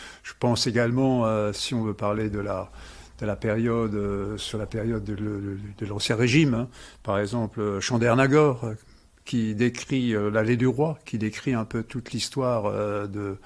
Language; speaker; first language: French; non-native, local second language; Swiss German